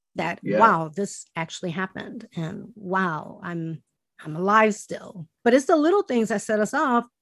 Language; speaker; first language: English; early bilingual, other home language; Spanish